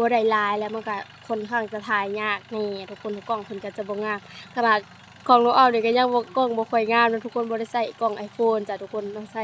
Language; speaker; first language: Thai; non-native, local second language; Lao